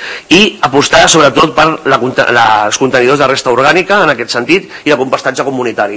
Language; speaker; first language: Catalan; native; Catalan